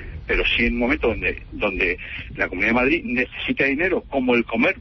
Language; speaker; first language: Spanish; native; Spanish